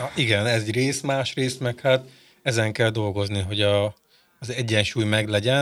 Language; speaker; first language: Hungarian; native; Hungarian